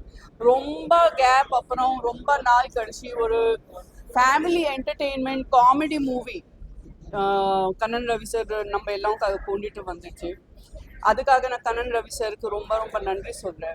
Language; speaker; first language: Tamil; non-native, fluent; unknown